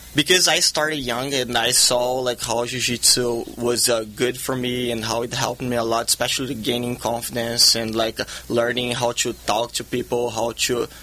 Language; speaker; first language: English; non-native, fluent; Portuguese